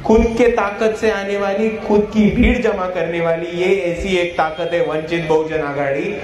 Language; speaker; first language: Hindi; non-native, local second language; Marathi